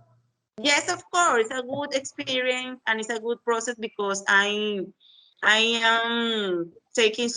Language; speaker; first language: English; non-native, learner; Spanish